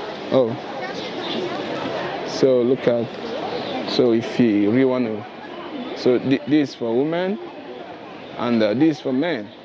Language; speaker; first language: English; non-native, local second language; Igbo